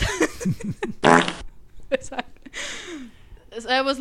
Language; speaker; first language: English; non-native, fluent; Italian